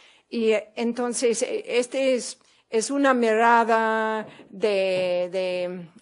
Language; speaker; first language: Spanish; non-native, fluent; English